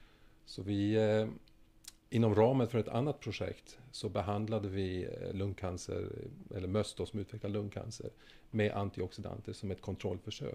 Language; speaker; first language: Swedish; native; Swedish